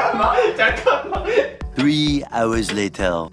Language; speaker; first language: Korean; non-native, learner; Japanese